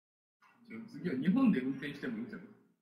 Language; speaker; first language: Japanese; native; Japanese